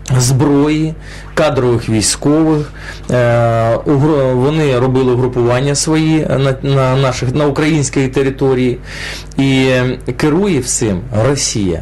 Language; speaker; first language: Ukrainian; non-native, local second language; Russian